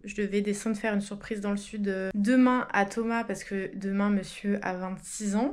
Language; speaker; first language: French; native; French